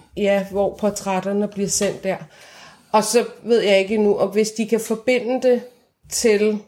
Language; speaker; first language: Danish; early bilingual, other home language; Persian